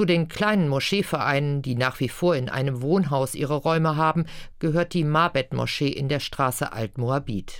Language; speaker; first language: German; native; German